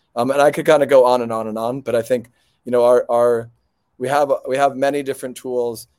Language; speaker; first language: English; native; English